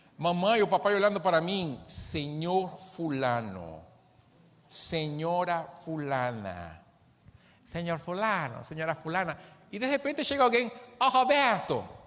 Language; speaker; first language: Portuguese; non-native, fluent; Spanish